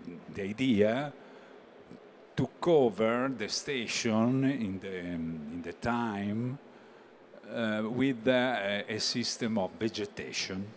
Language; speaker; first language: English; non-native, learner; Italian